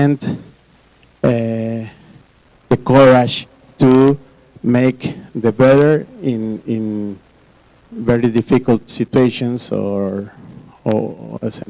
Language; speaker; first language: English; non-native, learner; Spanish